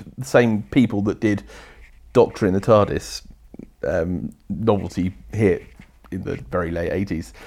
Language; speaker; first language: English; native; English